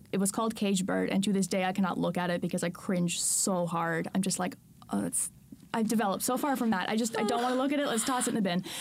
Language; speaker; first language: English; native; English